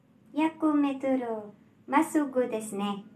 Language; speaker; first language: Japanese; non-native, learner; Filipino